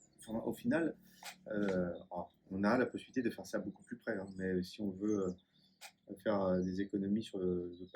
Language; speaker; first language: French; native; French